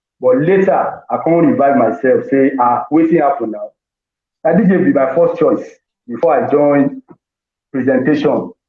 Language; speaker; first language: Nigerian Pidgin; non-native, local second language; Yoruba